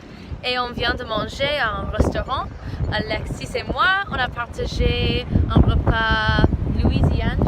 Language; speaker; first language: French; non-native, fluent; English